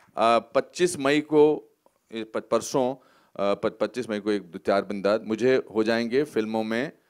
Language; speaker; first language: Hindi; native; Hindi